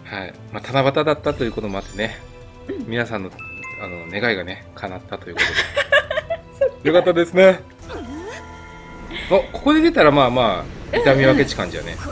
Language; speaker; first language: Japanese; native; Japanese